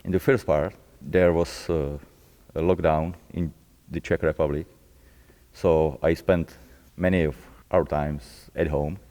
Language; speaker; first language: English; non-native, fluent; Czech